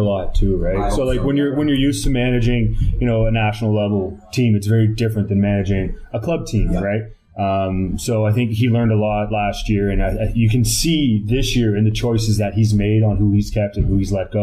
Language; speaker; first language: English; native; English